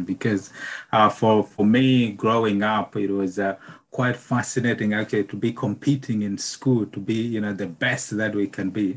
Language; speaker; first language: English; non-native, local second language; Nyanja